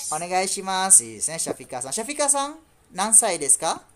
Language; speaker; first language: Japanese; non-native, fluent; Malay